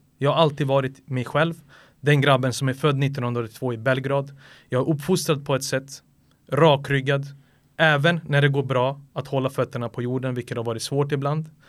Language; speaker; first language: Swedish; early bilingual, other home language; Serbian